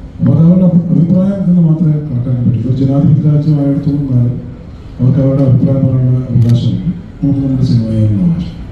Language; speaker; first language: Malayalam; native; Malayalam